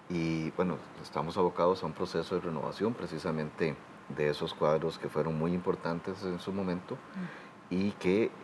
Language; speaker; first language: Spanish; native; Spanish